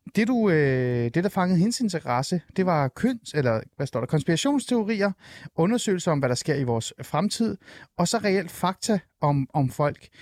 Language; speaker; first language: Danish; early bilingual, other home language; Persian